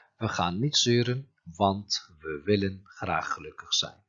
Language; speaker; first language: Dutch; non-native, fluent; Turkish